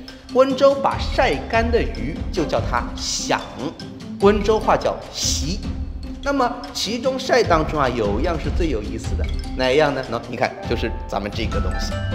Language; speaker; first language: Chinese; native; Chinese